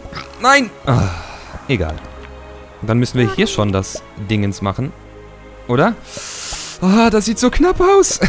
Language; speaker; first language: German; native; German